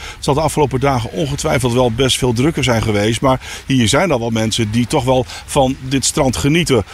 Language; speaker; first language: Dutch; native; Dutch